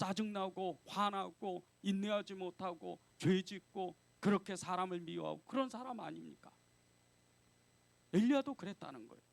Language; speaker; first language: Korean; native; Korean